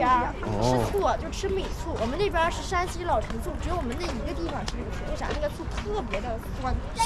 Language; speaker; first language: Chinese; native; Chinese